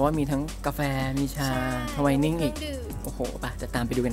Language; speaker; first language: Thai; native; Thai